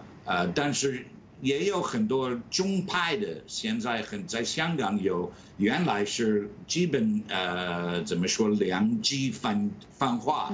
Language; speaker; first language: Chinese; non-native, fluent; English